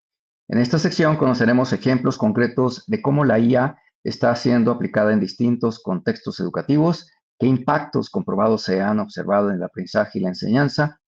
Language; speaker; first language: Spanish; native; Spanish